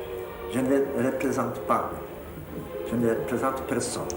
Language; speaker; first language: French; non-native, fluent; Polish